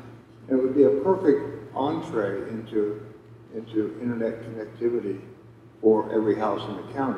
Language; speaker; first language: English; native; English